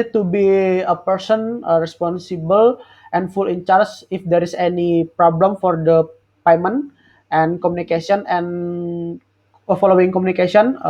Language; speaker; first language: English; non-native, learner; Indonesian